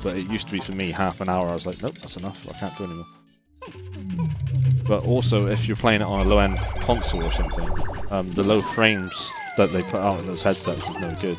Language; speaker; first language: English; native; English